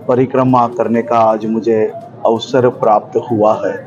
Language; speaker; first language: Hindi; non-native, local second language; Gujarati